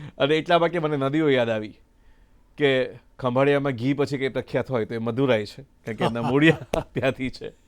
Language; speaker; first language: Gujarati; native; Gujarati